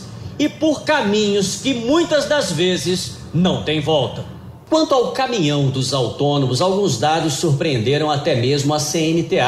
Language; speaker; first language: Portuguese; native; Portuguese